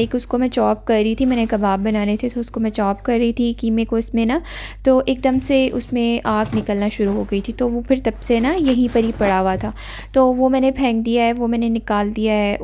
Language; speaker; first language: Urdu; native; Urdu